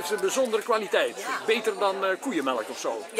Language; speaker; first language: Dutch; native; Dutch